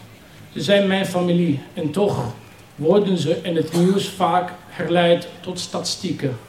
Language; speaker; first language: Dutch; non-native, fluent; Arabic